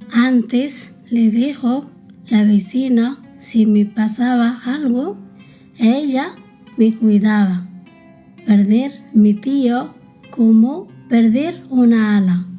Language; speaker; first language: Spanish; early bilingual, other home language; Arabic